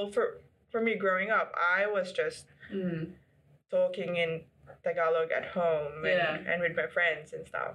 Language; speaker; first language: English; non-native, local second language; Filipino